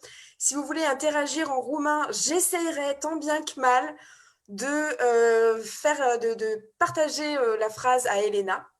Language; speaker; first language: French; native; French